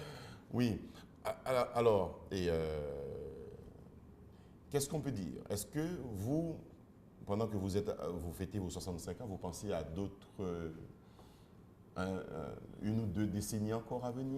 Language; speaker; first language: French; non-native, local second language; Haitian Creole